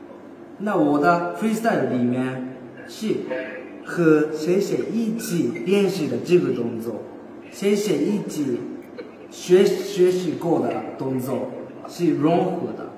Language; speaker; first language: Chinese; non-native, learner; Japanese